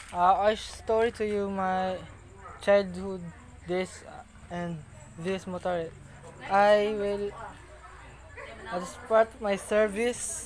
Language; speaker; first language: English; non-native, learner; Filipino